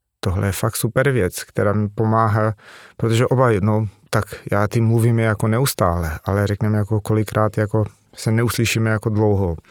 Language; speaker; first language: Czech; non-native, fluent; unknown